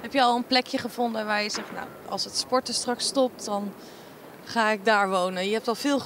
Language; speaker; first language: Dutch; native; Dutch